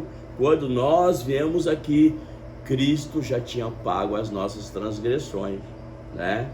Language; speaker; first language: Portuguese; native; Portuguese